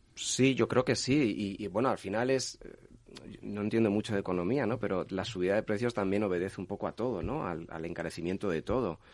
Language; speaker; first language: Spanish; native; Spanish